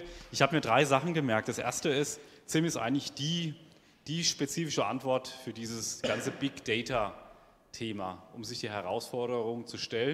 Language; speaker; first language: German; native; German